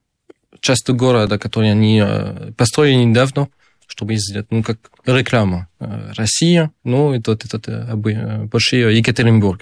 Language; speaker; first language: Russian; non-native, learner; French